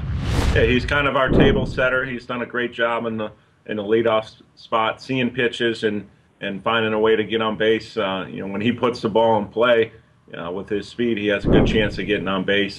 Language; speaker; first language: English; native; English